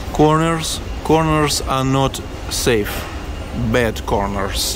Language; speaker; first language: English; non-native, learner; Russian